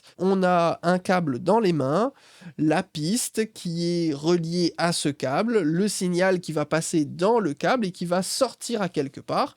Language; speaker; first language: French; native; French